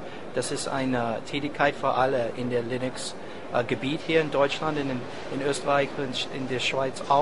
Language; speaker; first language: German; non-native, learner; English